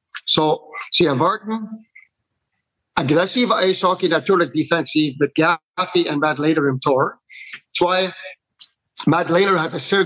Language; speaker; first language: German; non-native, fluent; English